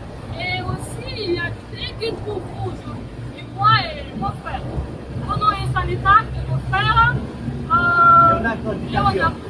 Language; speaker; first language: French; non-native, learner; Malagasy